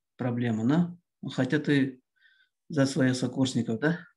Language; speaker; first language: Russian; non-native, local second language; Kazakh